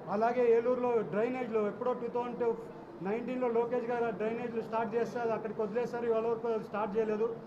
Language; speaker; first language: Telugu; native; Telugu